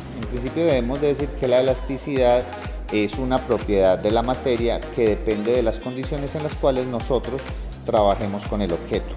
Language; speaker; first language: Spanish; native; Spanish